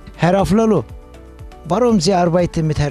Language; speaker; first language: German; non-native, learner; Turkish